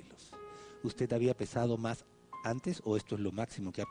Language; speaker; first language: Spanish; native; Spanish